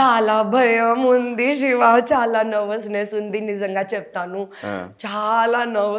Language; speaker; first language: Telugu; non-native, learner; Hindi